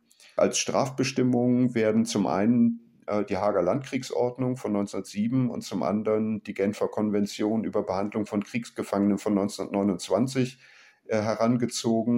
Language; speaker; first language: German; native; German